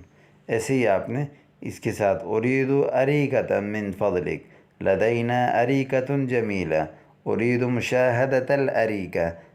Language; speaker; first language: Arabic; non-native, fluent; Urdu